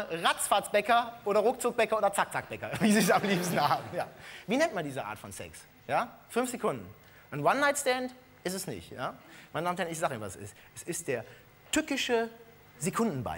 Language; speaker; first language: German; native; German